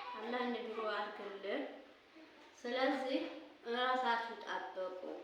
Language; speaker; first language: Amharic; non-native, local second language; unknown